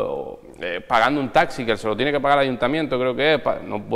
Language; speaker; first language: Spanish; native; Spanish